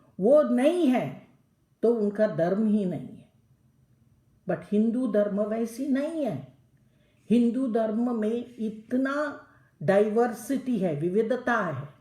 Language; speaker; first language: Hindi; non-native, local second language; Telugu